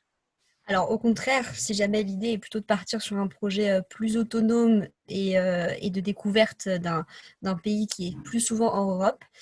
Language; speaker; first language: French; native; French